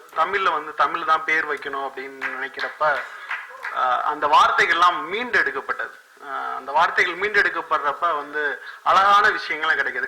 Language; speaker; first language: Tamil; native; Tamil